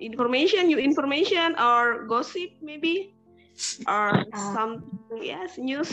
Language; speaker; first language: English; non-native, learner; Indonesian